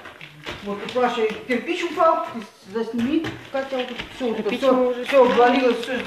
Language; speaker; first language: Russian; native; Russian